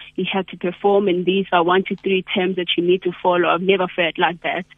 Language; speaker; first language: English; non-native, local second language; Zulu